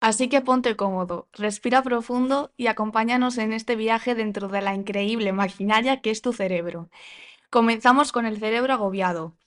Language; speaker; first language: Spanish; native; Spanish